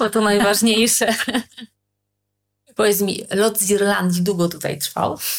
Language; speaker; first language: Polish; native; Polish